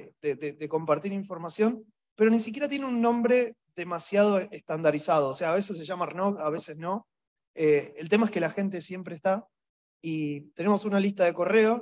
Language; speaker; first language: Spanish; native; Spanish